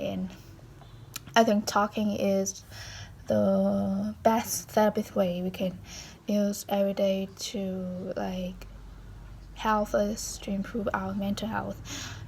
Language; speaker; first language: English; non-native, learner; Vietnamese